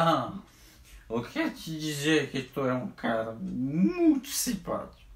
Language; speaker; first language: Portuguese; non-native, fluent; French